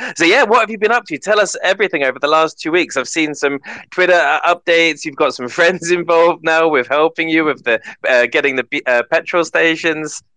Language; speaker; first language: English; native; English